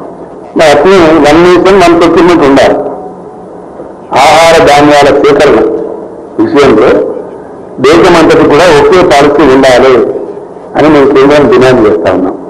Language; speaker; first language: Telugu; native; Telugu